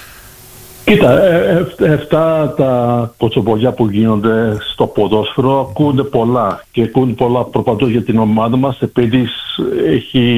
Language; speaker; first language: Greek; early bilingual, heritage; Greek